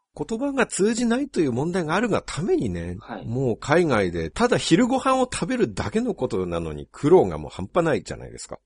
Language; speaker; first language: Japanese; native; Japanese